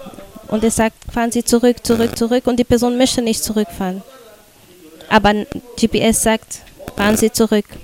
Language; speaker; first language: German; non-native, fluent; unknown